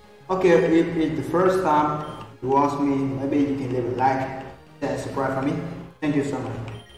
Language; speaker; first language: English; non-native, learner; Vietnamese